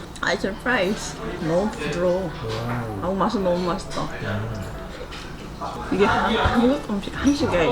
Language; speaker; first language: Korean; non-native, learner; Filipino